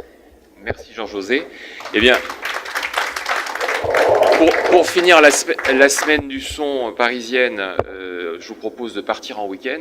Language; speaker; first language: French; native; French